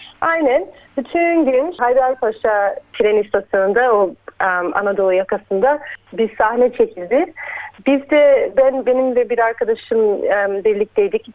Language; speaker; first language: Turkish; early bilingual, heritage; Turkish